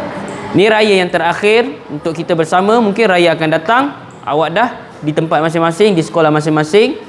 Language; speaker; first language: Malay; native; Malay